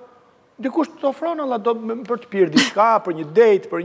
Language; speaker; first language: Albanian; native; Albanian